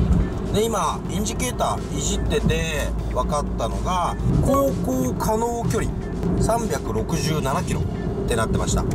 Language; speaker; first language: Japanese; native; Japanese